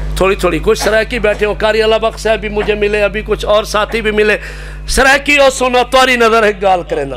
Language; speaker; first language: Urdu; non-native, local second language; Saraiki